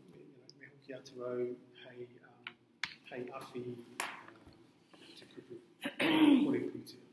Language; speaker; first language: Māori; non-native, learner; English